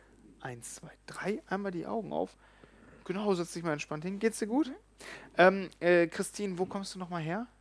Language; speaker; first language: German; native; German